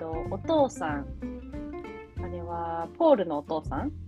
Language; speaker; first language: Japanese; early bilingual, heritage; Japanese